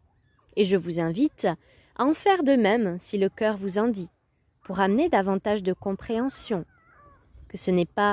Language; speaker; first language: French; native; French